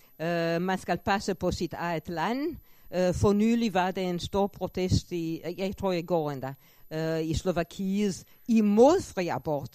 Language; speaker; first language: Danish; non-native, fluent; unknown